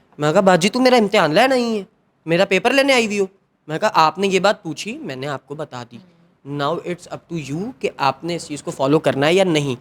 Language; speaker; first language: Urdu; non-native, local second language; Punjabi